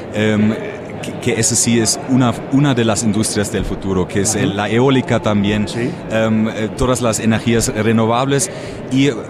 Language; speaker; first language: Spanish; non-native, fluent; German